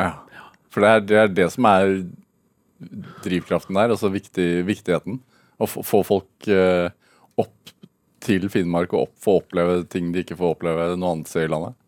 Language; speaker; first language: Norwegian; native; Norwegian